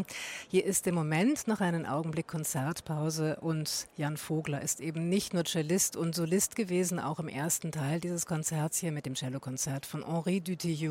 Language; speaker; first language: German; native; German